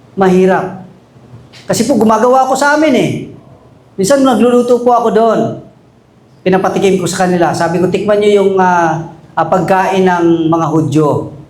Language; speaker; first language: Filipino; non-native, local second language; Aklanon